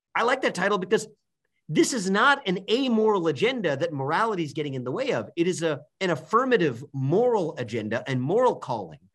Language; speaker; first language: English; native; English